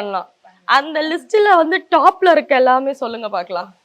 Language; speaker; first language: Tamil; native; Tamil